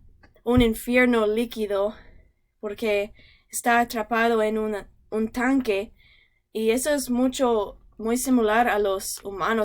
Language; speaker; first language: Spanish; non-native, learner; English